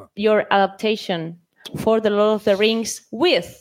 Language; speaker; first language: English; non-native, fluent; Spanish